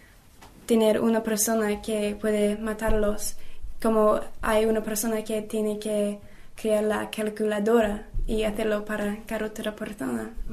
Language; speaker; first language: Spanish; non-native, learner; English